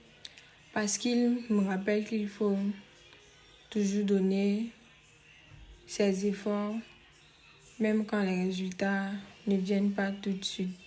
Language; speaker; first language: French; non-native, fluent; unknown